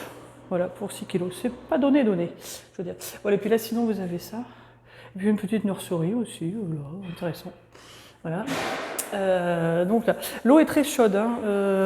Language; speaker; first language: French; native; French